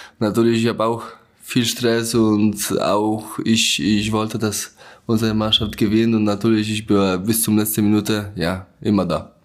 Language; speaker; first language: German; non-native, learner; Polish